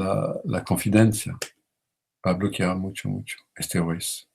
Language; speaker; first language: Spanish; non-native, learner; French